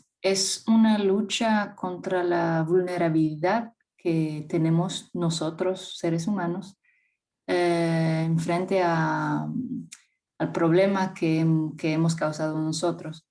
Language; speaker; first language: Spanish; non-native, fluent; French